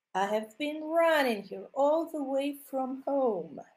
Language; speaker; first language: English; non-native, fluent; Polish